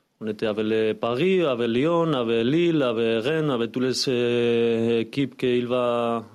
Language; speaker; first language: French; non-native, learner; Spanish